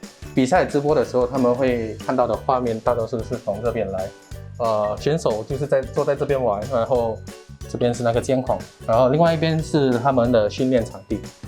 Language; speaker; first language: Chinese; non-native, local second language; English